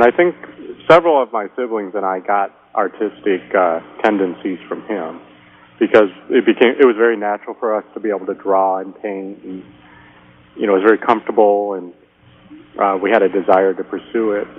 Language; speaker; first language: English; native; English